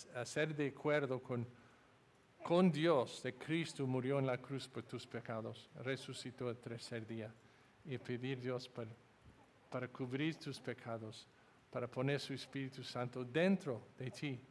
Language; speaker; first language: Spanish; non-native, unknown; English